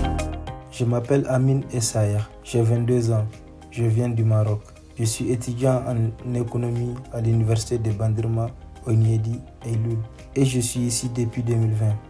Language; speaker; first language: French; non-native, local second language; Arabic